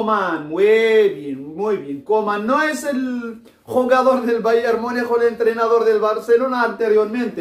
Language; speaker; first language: Spanish; non-native, fluent; Arabic